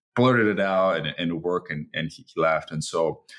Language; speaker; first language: English; early bilingual, other home language; Chinese